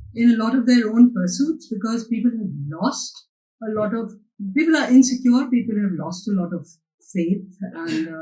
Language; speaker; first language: English; non-native, local second language; Hindi